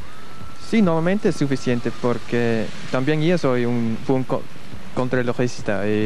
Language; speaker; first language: Spanish; non-native, learner; Swiss German